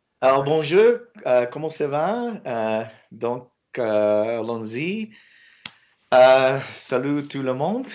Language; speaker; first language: French; non-native, learner; English